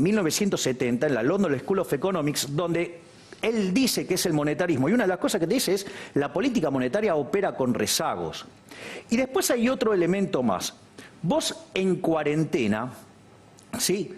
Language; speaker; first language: Spanish; native; Spanish